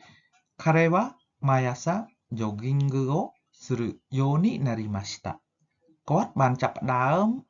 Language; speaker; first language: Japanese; non-native, fluent; Khmer